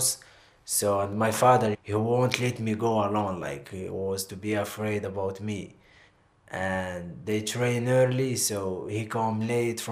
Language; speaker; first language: English; non-native, learner; Arabic